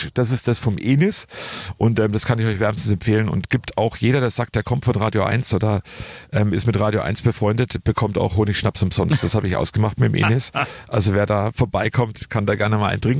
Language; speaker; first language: German; native; German